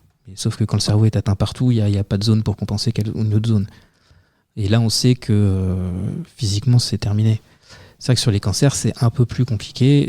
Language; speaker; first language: French; native; French